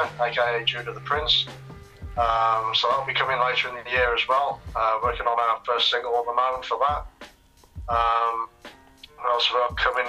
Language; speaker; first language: English; native; English